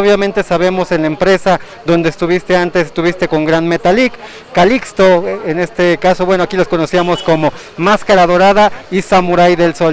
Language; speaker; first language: Spanish; native; Spanish